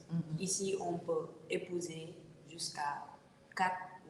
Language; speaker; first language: French; non-native, local second language; Wolof